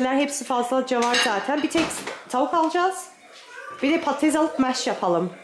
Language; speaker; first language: Turkish; native; Turkish